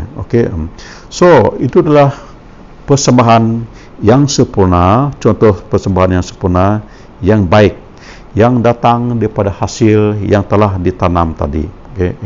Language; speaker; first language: Malay; non-native, local second language; Iban